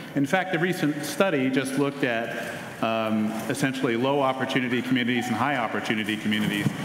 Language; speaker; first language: English; native; English